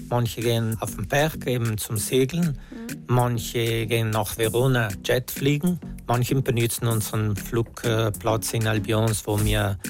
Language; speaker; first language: German; non-native, local second language; Ladin